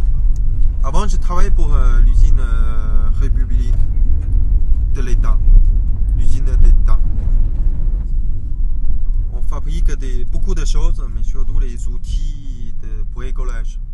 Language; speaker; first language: French; non-native, fluent; Chinese